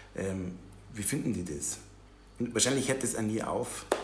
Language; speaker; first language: German; native; German